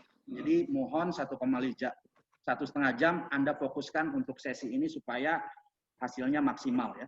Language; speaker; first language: Indonesian; native; Indonesian